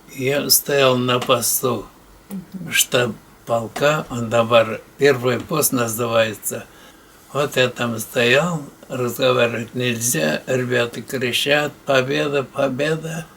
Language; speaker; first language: Russian; non-native, local second language; Bashkir